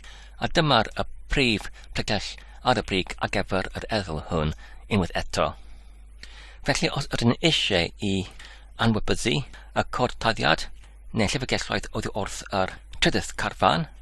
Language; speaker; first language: Welsh; non-native, learner; Polish